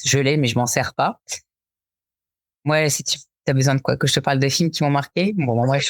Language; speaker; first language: French; native; French